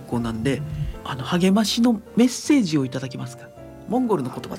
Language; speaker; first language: Japanese; native; Japanese